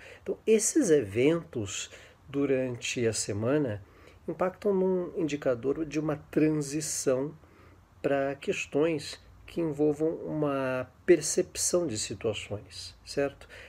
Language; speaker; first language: Portuguese; native; Portuguese